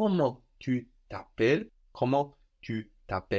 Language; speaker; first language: French; non-native, fluent; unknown